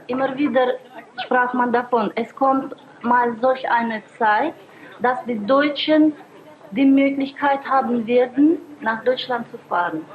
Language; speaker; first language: German; early bilingual, heritage; German